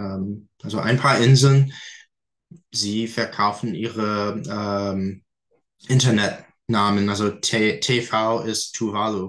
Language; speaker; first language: German; non-native, fluent; English